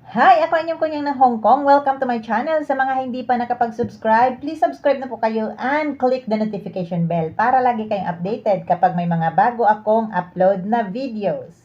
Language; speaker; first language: Filipino; native; Filipino